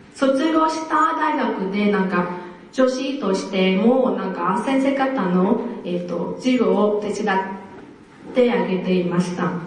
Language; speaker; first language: Japanese; non-native, fluent; Vietnamese